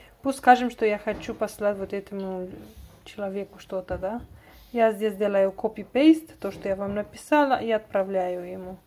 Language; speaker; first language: Russian; non-native, learner; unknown